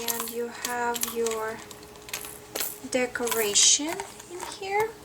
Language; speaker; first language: English; non-native, fluent; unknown